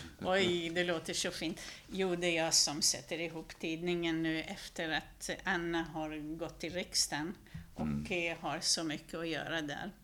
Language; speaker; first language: Swedish; non-native, fluent; Hungarian